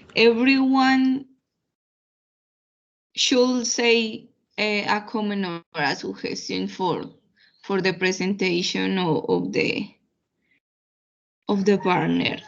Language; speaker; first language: English; non-native, fluent; Spanish